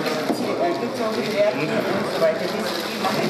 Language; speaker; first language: German; non-native, learner; Mongolian